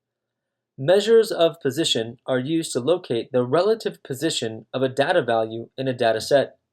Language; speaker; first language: English; native; English